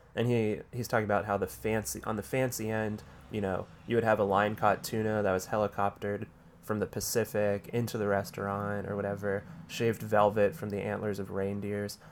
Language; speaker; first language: English; native; English